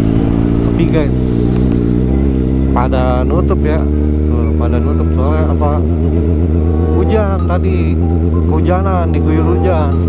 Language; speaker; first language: Indonesian; native; Indonesian